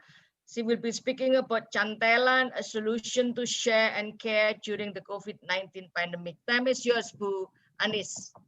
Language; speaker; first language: English; non-native, fluent; Indonesian